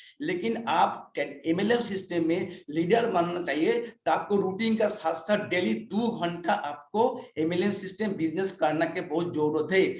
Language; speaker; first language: Hindi; non-native, local second language; Bangla